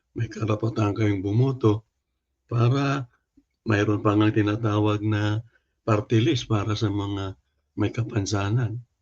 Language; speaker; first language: Filipino; non-native, local second language; Cebuano